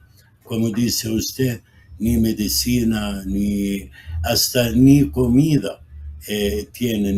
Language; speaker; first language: Spanish; non-native, fluent; Arabic